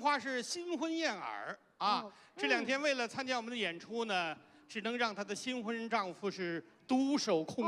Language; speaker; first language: Chinese; native; Chinese